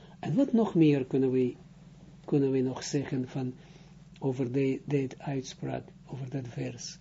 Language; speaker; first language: Dutch; non-native, fluent; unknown